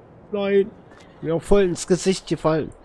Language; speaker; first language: German; native; German